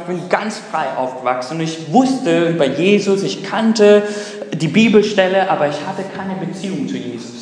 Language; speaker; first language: German; non-native, fluent; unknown